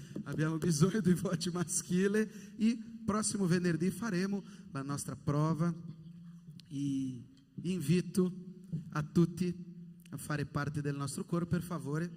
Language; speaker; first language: Italian; non-native, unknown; Portuguese